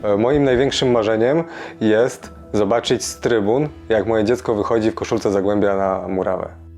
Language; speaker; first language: Polish; native; Polish